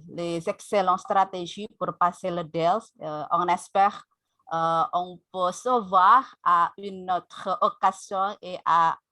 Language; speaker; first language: French; non-native, fluent; Indonesian